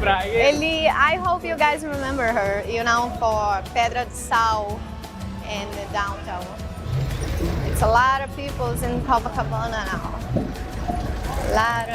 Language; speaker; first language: English; non-native, learner; Portuguese